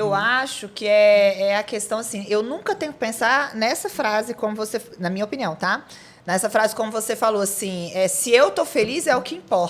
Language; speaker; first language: Portuguese; native; Portuguese